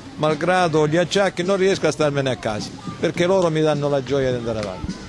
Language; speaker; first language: Italian; native; Italian